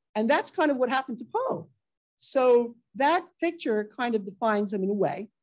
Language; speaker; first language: English; native; English